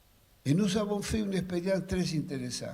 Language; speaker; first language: French; non-native, fluent; Spanish